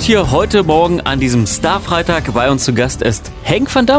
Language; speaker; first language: German; native; German